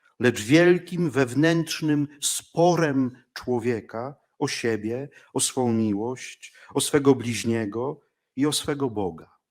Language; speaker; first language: Polish; native; Polish